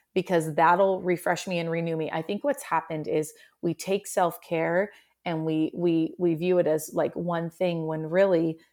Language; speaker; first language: English; native; English